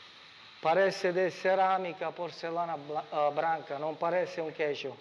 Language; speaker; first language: Portuguese; non-native, learner; Italian